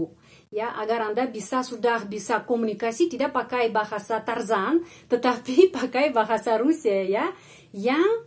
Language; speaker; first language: Indonesian; non-native, fluent; Russian